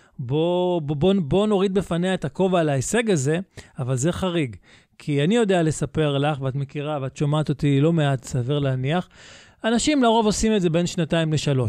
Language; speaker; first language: Hebrew; native; Hebrew